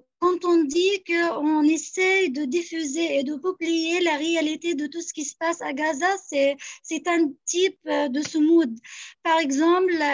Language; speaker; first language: French; non-native, fluent; Arabic